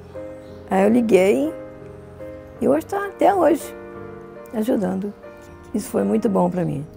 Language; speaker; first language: Portuguese; native; Portuguese